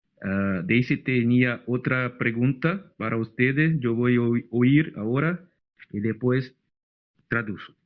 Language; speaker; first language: Spanish; non-native, fluent; Portuguese